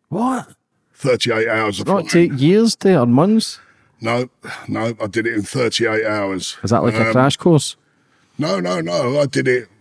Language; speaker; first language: English; native; English